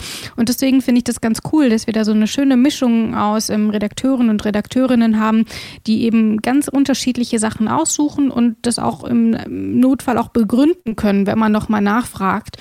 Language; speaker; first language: German; native; German